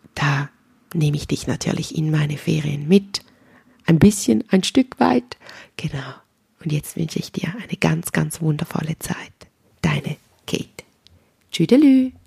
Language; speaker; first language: German; native; German